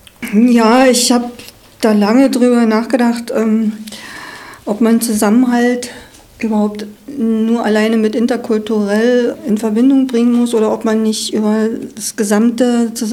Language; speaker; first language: German; native; German